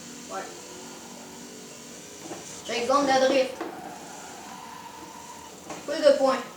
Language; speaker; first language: French; native; French